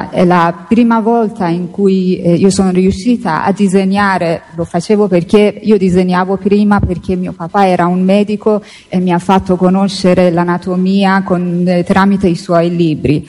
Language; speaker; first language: Italian; non-native, fluent; Persian